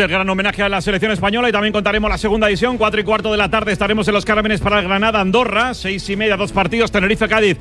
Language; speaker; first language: Spanish; native; Spanish